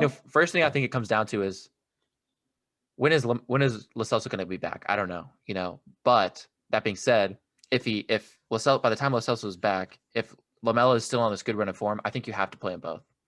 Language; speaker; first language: English; native; English